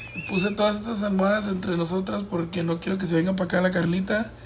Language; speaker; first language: Spanish; early bilingual, heritage; Spanish